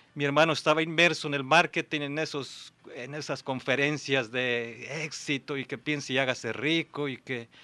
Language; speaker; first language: Spanish; native; Spanish